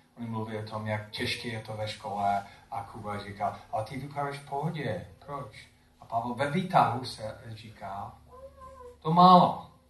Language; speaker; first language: Czech; non-native, fluent; English